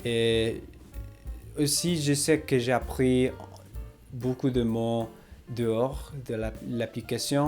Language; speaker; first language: French; non-native, learner; English